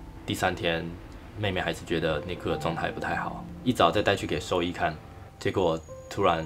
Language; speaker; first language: Chinese; native; Chinese